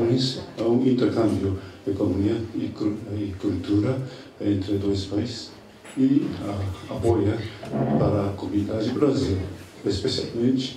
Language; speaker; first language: Portuguese; non-native, learner; Japanese